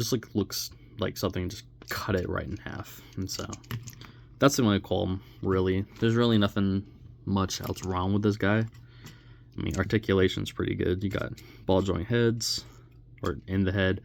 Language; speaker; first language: English; native; English